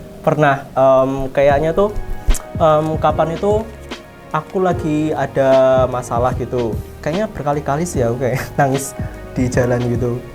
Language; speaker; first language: Indonesian; native; Indonesian